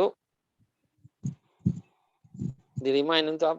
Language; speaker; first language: Indonesian; native; Indonesian